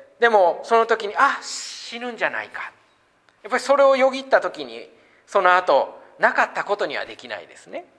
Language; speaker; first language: Japanese; native; Japanese